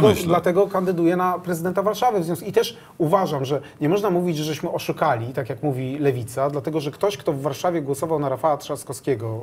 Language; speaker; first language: Polish; native; Polish